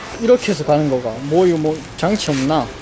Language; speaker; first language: Korean; native; Korean